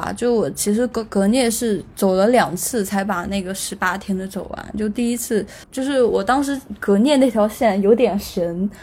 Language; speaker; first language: Chinese; native; Chinese